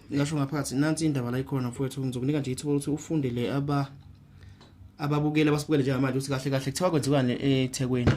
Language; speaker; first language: Zulu; native; Zulu